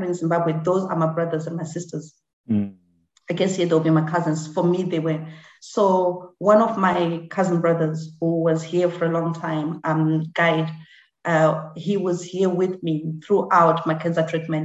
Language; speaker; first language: English; non-native, local second language; Shona